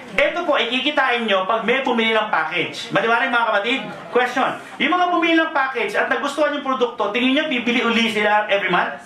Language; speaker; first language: Filipino; native; Filipino